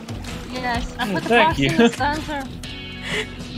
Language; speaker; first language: English; native; English